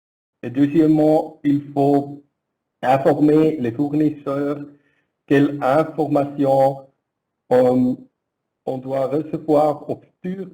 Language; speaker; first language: French; non-native, learner; German